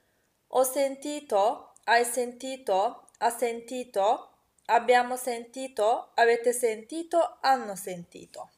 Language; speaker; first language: Italian; non-native, fluent; Turkish